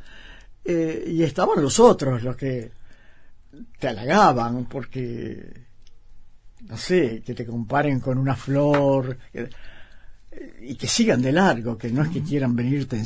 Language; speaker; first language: Spanish; native; Spanish